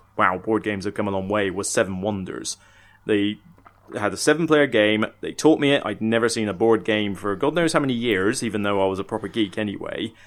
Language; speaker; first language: English; native; English